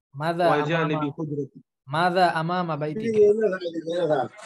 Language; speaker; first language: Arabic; non-native, fluent; Bangla